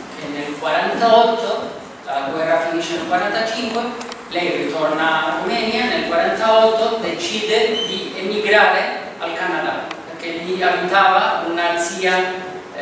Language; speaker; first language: Italian; non-native, fluent; Spanish